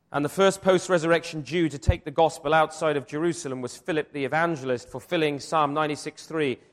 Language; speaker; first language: English; native; English